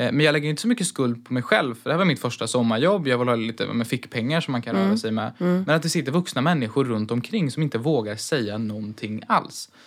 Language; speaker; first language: Swedish; native; Swedish